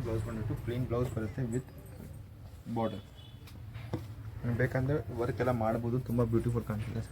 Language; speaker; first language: Kannada; non-native, local second language; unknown